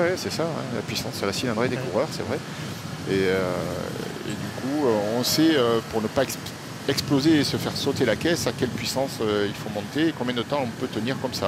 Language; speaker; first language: French; native; French